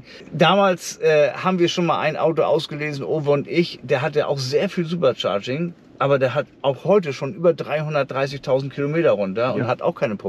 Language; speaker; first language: German; native; German